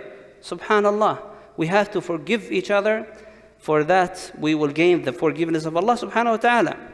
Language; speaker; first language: English; non-native, fluent; Arabic